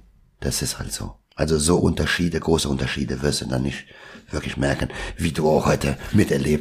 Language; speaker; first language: German; non-native, local second language; Albanian